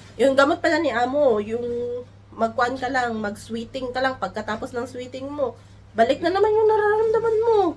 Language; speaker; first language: Filipino; non-native, local second language; Cebuano